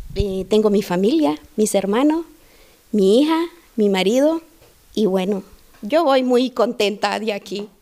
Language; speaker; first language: Spanish; native; Spanish